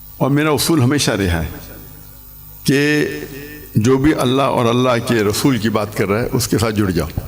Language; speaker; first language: Urdu; non-native, local second language; English